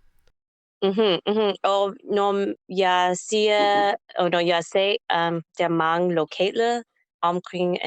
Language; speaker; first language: Danish; non-native, learner; English